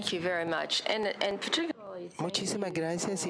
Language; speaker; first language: Spanish; non-native, learner; English